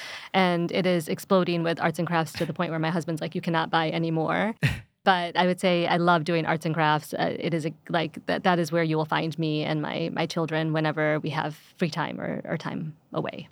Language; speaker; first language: English; early bilingual, other home language; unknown